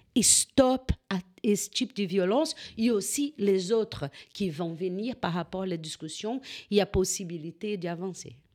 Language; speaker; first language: French; non-native, fluent; Portuguese